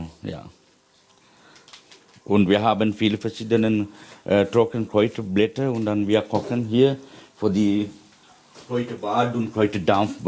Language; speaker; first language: German; non-native, learner; Sinhala